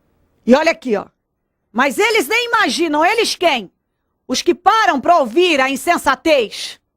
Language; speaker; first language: Portuguese; native; Portuguese